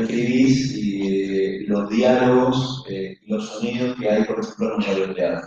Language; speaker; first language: Spanish; native; Spanish